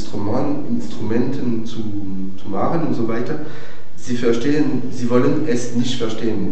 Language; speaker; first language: German; non-native, fluent; French